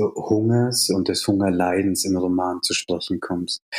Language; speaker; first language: German; native; German